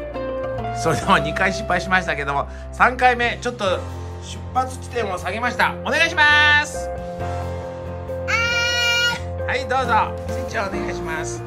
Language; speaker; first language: Japanese; native; Japanese